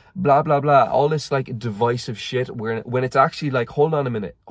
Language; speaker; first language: English; native; English